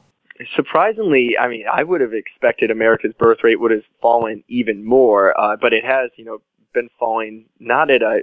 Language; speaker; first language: English; native; English